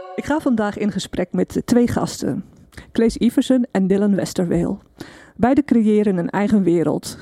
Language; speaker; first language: Dutch; native; Dutch